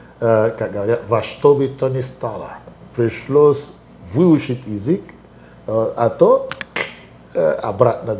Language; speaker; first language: Russian; non-native, fluent; Spanish